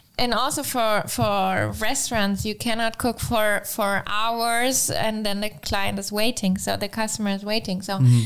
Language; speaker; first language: English; non-native, fluent; Spanish